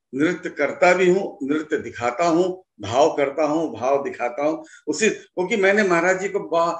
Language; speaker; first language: Hindi; native; Hindi